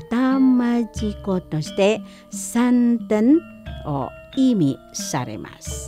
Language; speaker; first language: Japanese; non-native, fluent; Indonesian